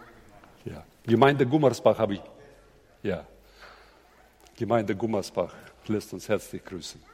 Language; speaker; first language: German; native; German